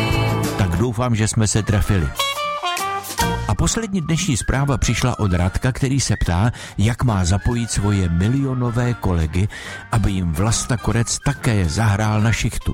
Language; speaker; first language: Czech; native; Czech